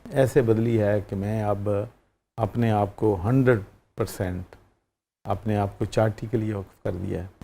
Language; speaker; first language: Urdu; non-native, local second language; Punjabi